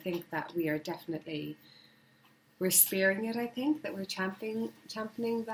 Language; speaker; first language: English; native; English